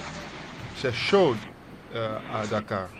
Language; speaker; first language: French; non-native, fluent; Dutch